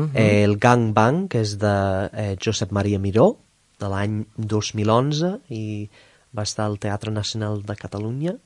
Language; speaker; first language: Catalan; non-native, fluent; English